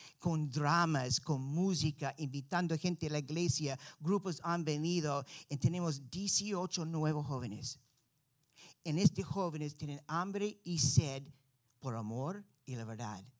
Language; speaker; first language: Spanish; non-native, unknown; English